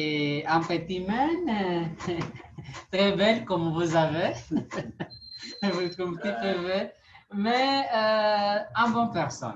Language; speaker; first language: French; non-native, learner; Portuguese